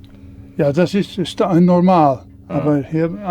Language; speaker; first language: German; non-native, learner; Dutch